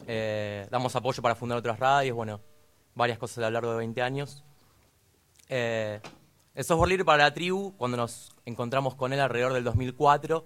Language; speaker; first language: Spanish; native; Spanish